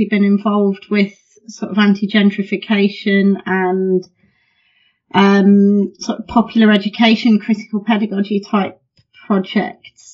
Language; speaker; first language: English; native; English